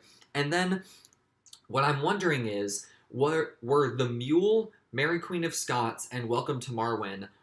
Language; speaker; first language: English; native; English